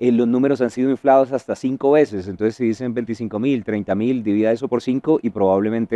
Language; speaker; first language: Spanish; native; Spanish